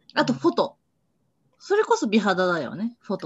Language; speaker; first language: Japanese; native; Japanese